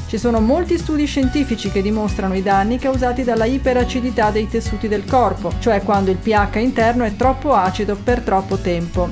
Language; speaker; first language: Italian; native; Italian